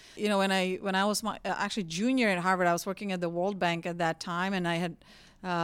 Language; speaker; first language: English; non-native, fluent; Czech